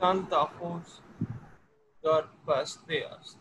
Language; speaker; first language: Persian; non-native, learner; Urdu